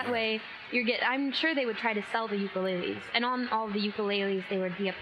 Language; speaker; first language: English; native; English